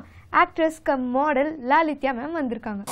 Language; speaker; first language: Tamil; native; Tamil